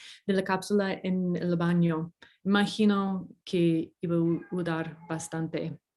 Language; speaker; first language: Spanish; non-native, fluent; English